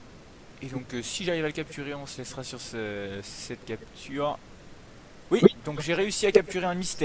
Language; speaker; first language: French; native; French